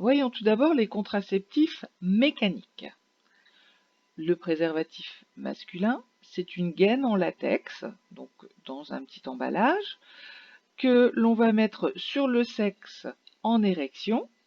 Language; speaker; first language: French; native; French